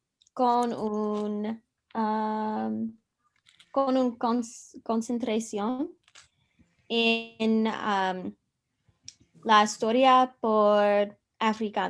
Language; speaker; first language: Spanish; non-native, learner; English